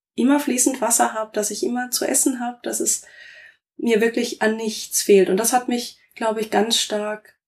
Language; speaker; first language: German; native; German